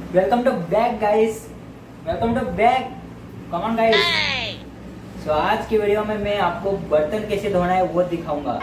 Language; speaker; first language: Marathi; non-native, local second language; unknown